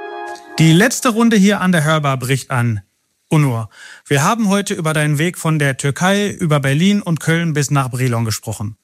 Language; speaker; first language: German; native; German